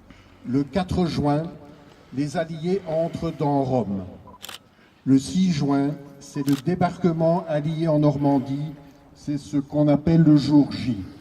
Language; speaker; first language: French; native; French